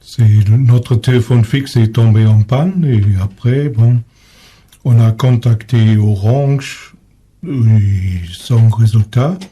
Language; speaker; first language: French; non-native, learner; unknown